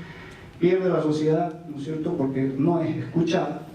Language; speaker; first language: Spanish; native; Spanish